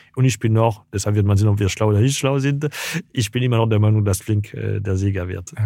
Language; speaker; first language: German; non-native, fluent; French